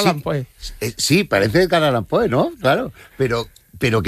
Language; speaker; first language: Spanish; native; Spanish